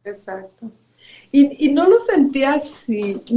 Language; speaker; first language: Spanish; native; Spanish